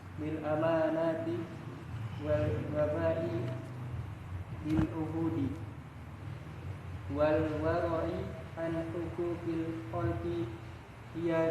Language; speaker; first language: Arabic; non-native, learner; Indonesian